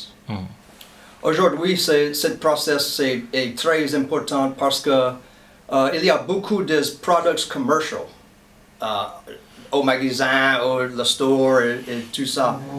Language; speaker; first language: French; non-native, local second language; English